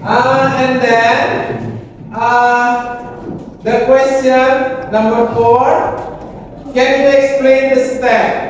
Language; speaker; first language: English; non-native, learner; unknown